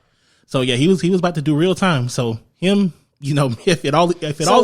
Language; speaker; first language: English; native; English